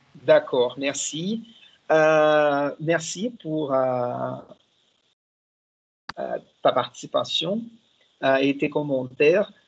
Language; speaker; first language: French; non-native, fluent; Portuguese